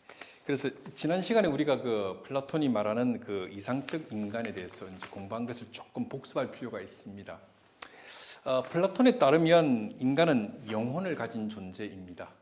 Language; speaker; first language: Korean; native; Korean